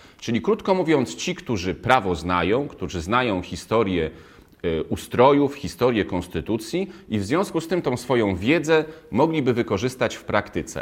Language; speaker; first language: Polish; native; Polish